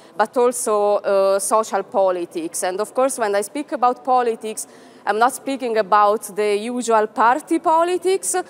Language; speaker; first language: English; non-native, fluent; Italian